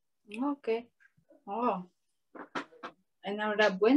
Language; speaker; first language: Spanish; non-native, learner; French